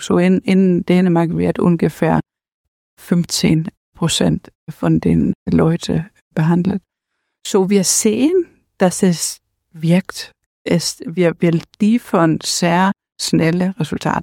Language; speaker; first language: German; non-native, learner; Danish